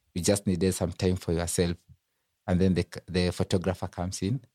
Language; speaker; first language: English; non-native, local second language; Luo (Kenya and Tanzania)